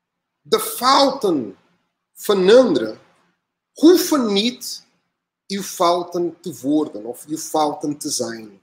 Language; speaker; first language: Dutch; non-native, learner; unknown